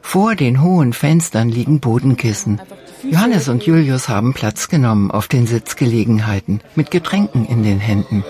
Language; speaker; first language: German; native; German